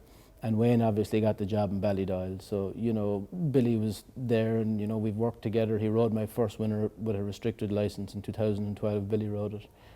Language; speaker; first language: English; native; English